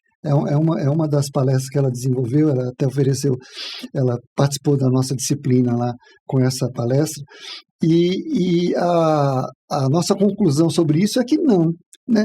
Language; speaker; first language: Portuguese; native; Portuguese